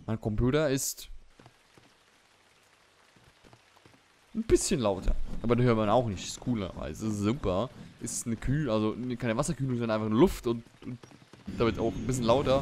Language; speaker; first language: German; native; German